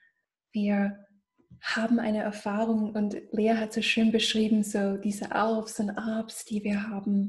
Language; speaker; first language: German; non-native, fluent; English